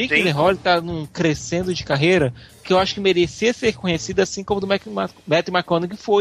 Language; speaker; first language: Portuguese; native; Portuguese